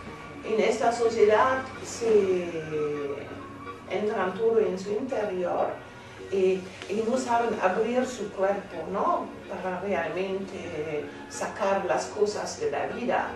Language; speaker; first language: Spanish; non-native, fluent; German